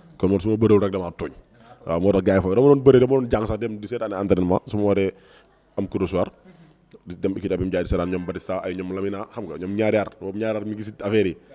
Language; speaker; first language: Wolof; native; Wolof